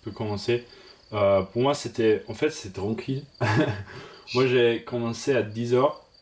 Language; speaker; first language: French; non-native, learner; German